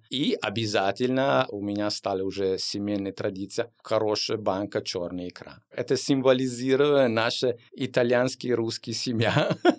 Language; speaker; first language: Russian; non-native, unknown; Italian